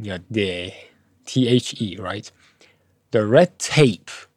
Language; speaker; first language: English; non-native, fluent; Persian